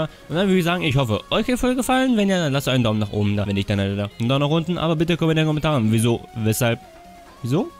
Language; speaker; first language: German; native; German